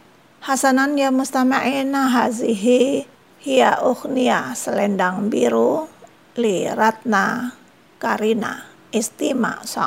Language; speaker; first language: Arabic; non-native, fluent; Indonesian